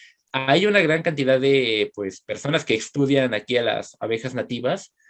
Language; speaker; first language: Spanish; native; Spanish